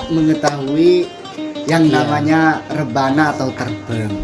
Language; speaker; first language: Indonesian; non-native, local second language; Madurese